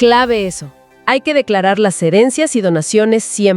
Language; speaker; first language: Spanish; native; Spanish